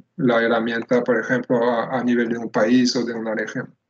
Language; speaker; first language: Spanish; non-native, fluent; French